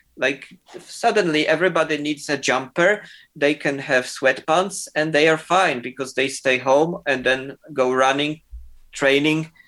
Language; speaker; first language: English; non-native, fluent; Polish